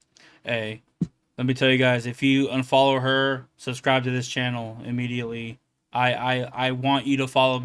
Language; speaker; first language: English; native; English